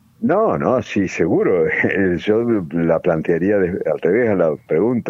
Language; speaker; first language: Spanish; native; Spanish